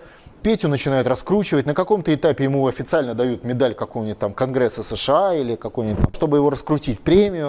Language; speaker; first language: Russian; native; Russian